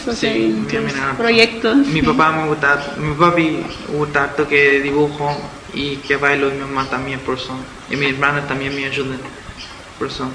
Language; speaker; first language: Spanish; early bilingual, heritage; Spanish